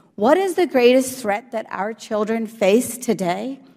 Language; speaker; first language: English; early bilingual, other home language; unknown